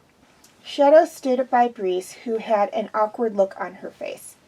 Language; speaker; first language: English; native; English